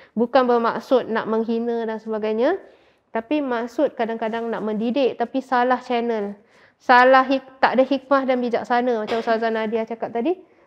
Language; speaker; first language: Malay; native; Malay